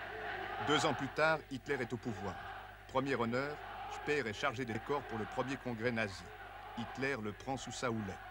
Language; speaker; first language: French; native; French